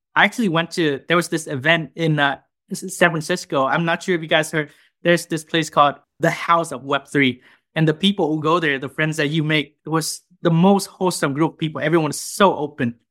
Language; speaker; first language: English; non-native, fluent; Vietnamese